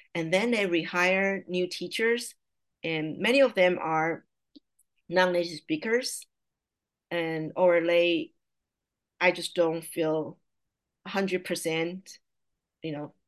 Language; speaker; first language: English; non-native, fluent; Chinese